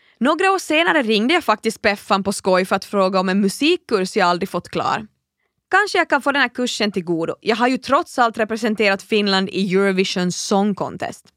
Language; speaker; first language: Swedish; native; Swedish